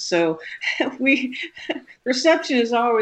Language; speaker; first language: English; native; English